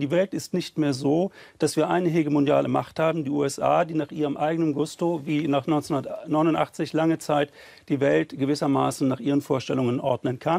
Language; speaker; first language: German; native; German